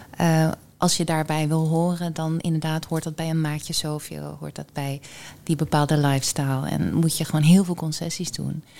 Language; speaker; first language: Dutch; early bilingual, heritage; Dutch